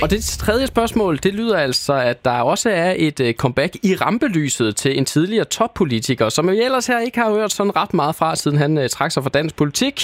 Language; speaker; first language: Danish; native; Danish